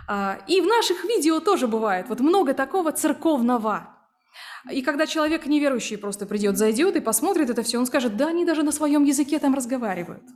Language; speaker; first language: Russian; native; Russian